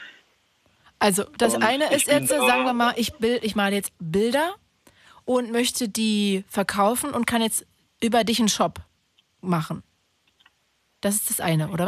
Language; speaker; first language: German; native; German